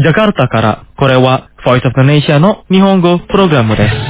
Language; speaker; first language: Japanese; non-native, fluent; Indonesian